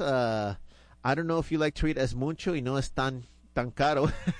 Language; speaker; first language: English; early bilingual, other home language; Spanish